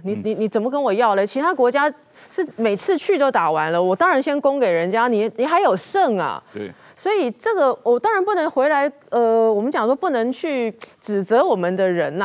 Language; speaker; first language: Chinese; native; Chinese